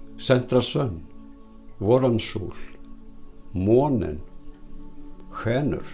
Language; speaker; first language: Swedish; non-native, fluent; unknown